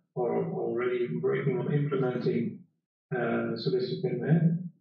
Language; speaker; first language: English; non-native, fluent; Dutch